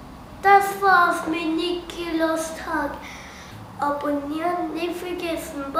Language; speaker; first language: German; early bilingual, other home language; Persian